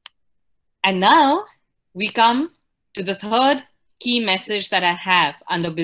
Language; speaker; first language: English; non-native, local second language; Hindi